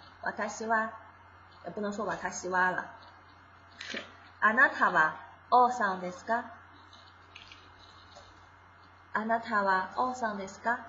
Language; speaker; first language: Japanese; non-native, fluent; Chinese